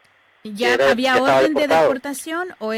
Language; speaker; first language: Spanish; native; Spanish